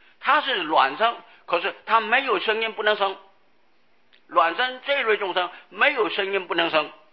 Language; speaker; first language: Chinese; non-native, local second language; Hakka Chinese